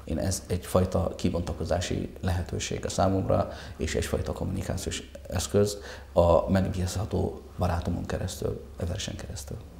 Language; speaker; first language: Hungarian; non-native, fluent; Arabic